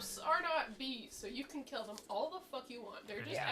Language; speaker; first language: English; native; English